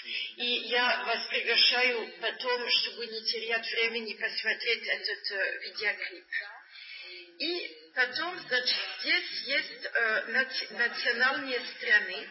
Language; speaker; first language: Russian; non-native, learner; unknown